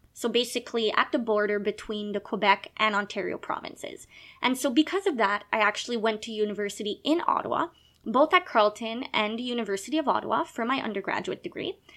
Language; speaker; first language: English; non-native, local second language; French